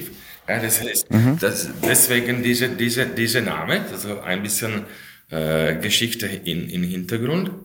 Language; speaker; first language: German; non-native, fluent; Slovak